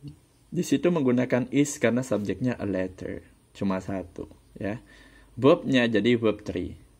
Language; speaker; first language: Indonesian; native; Indonesian